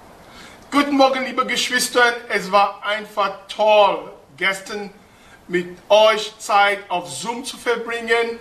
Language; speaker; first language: German; non-native, fluent; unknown